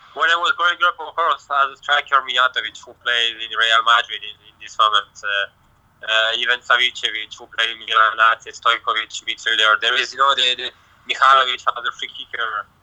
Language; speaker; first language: English; non-native, learner; French